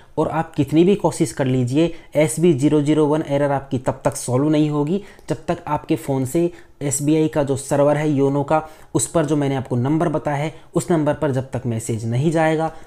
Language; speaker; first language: Hindi; native; Hindi